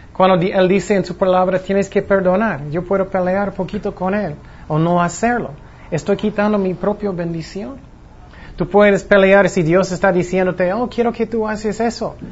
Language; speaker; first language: Spanish; non-native, fluent; English